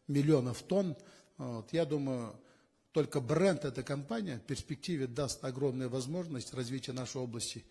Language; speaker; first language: Russian; non-native, local second language; Kazakh